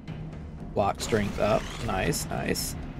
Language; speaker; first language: English; native; English